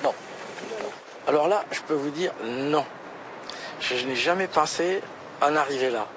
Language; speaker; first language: French; native; French